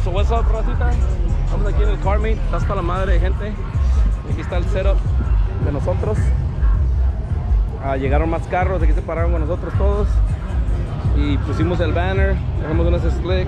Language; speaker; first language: Spanish; native; Spanish